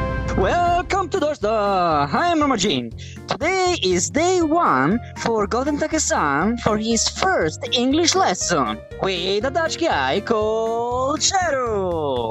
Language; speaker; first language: English; non-native, fluent; Italian